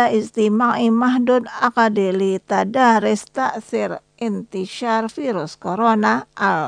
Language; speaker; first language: Arabic; non-native, fluent; Indonesian